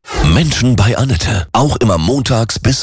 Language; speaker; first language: German; native; German